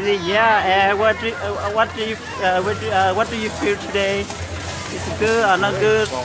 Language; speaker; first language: English; non-native, learner; Hmong